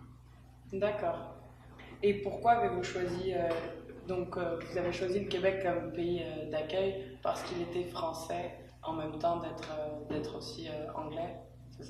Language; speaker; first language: French; native; French